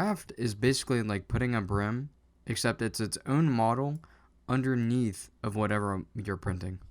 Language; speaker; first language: English; native; English